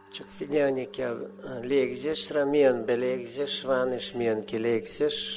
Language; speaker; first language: Hungarian; non-native, fluent; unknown